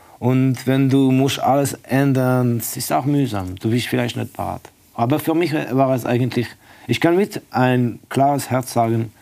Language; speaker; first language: German; non-native, fluent; Estonian